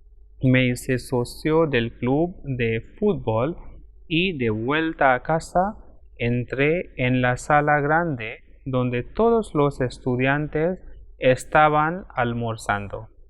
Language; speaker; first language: Spanish; non-native, fluent; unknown